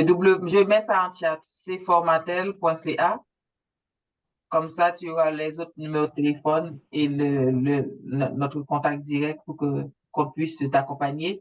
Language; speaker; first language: French; native; French